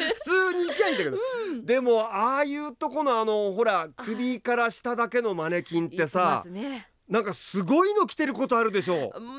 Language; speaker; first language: Japanese; native; Japanese